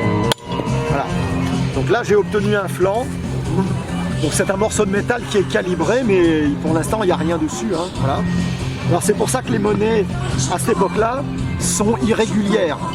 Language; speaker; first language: French; native; French